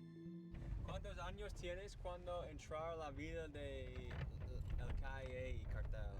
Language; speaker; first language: Spanish; non-native, learner; English